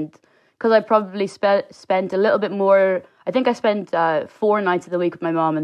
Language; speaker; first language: English; native; English